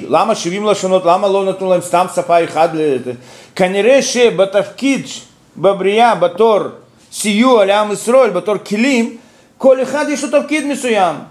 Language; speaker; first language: Hebrew; non-native, fluent; Russian